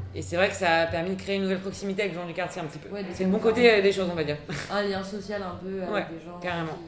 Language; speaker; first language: French; native; French